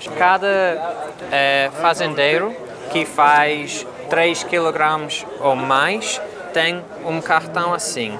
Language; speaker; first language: Portuguese; non-native, fluent; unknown